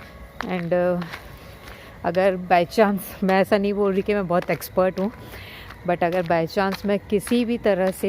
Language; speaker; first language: Hindi; native; Hindi